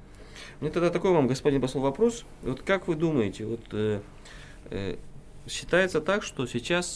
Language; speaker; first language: Russian; non-native, local second language; Kyrgyz